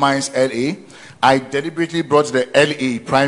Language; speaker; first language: English; non-native, local second language; Akan